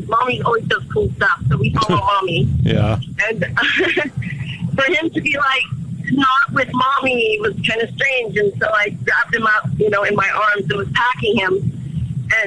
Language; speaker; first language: English; native; English